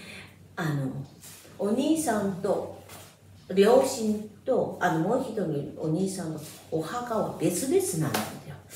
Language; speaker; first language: Japanese; non-native, fluent; Chinese